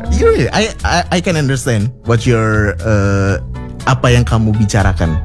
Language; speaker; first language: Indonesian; native; Indonesian